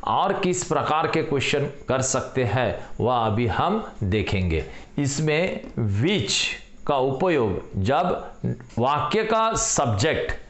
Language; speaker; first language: Hindi; non-native, local second language; Marathi